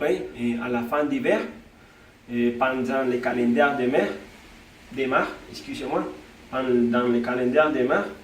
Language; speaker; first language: French; non-native, learner; Spanish